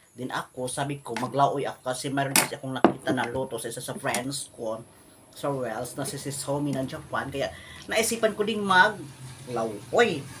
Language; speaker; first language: Filipino; native; Filipino